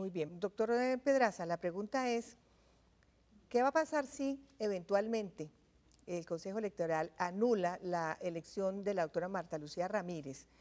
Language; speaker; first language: Spanish; native; Spanish